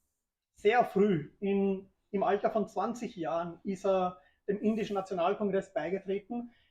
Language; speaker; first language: German; early bilingual, other home language; Urdu